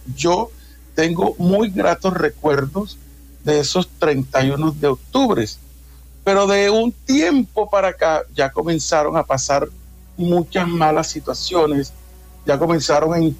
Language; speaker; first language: Spanish; native; Spanish